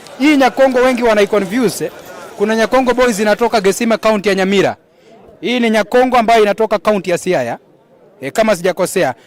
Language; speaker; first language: Swahili; non-native, local second language; Gusii